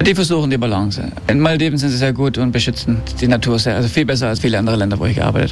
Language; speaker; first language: German; non-native, fluent; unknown